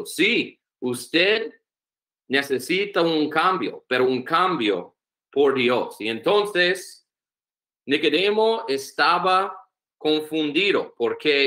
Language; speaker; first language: Spanish; non-native, learner; English